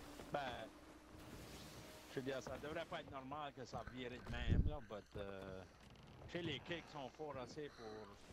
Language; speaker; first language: French; native; French